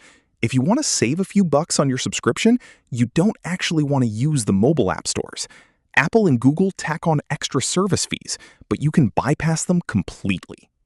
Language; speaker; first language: English; native; English